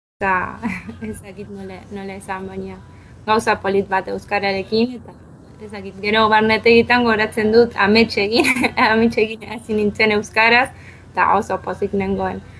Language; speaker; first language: Basque; non-native, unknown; Spanish